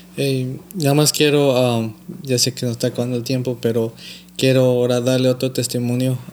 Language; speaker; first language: Spanish; early bilingual, heritage; Spanish